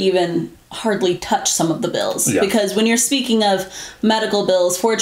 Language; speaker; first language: English; native; English